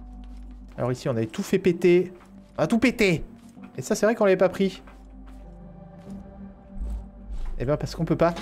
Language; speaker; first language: French; native; French